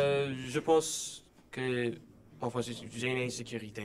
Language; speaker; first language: French; non-native, learner; English